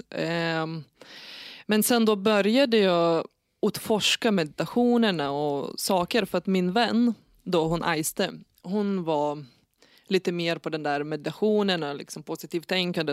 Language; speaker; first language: Swedish; non-native, fluent; Lithuanian